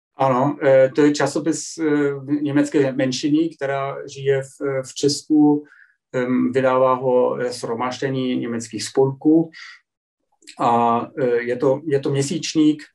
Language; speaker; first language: Czech; non-native, fluent; German